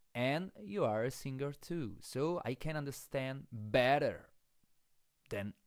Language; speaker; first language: English; non-native, fluent; Italian